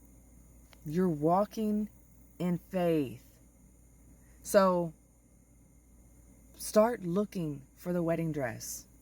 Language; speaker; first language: English; native; English